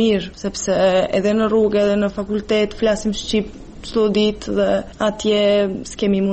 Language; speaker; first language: Albanian; non-native, fluent; Serbian